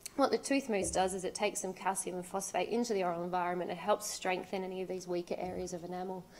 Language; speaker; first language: English; native; English